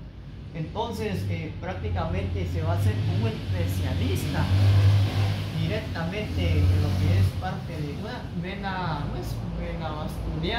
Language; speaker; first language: Spanish; native; Spanish